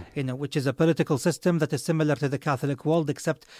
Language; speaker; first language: English; non-native, fluent; Arabic